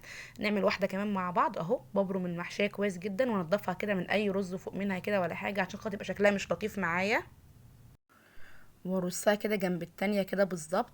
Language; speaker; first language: Arabic; native; Arabic